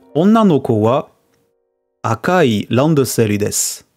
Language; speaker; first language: Japanese; non-native, learner; French